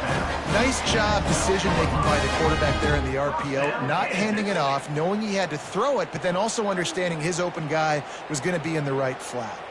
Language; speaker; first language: English; native; English